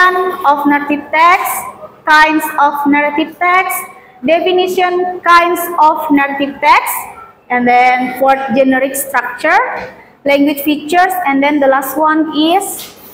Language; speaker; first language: English; non-native, learner; Indonesian